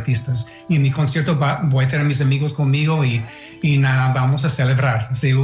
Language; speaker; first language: Spanish; non-native, fluent; English